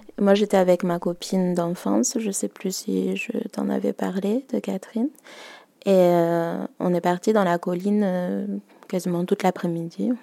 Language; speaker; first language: French; early bilingual, other home language; Malagasy